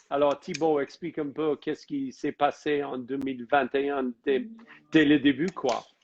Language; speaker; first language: French; non-native, fluent; English